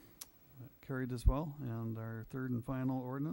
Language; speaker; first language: English; native; English